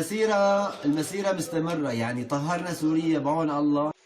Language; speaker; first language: Arabic; native; Arabic